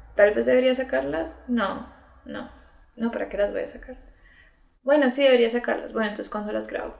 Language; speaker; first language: Spanish; early bilingual, other home language; English